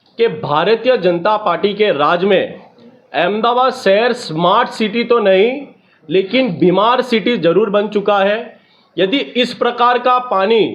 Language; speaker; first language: Hindi; non-native, local second language; Gujarati